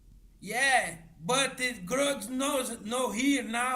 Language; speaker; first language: English; non-native, learner; Portuguese